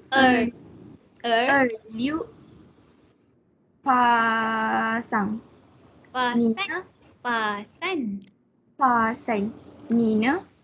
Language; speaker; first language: Chinese; non-native, learner; Malay